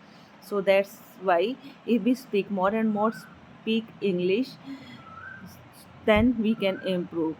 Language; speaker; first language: English; non-native, learner; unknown